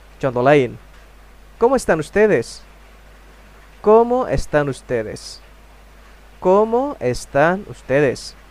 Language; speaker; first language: Spanish; non-native, fluent; Indonesian